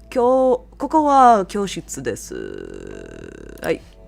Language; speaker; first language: Japanese; non-native, learner; English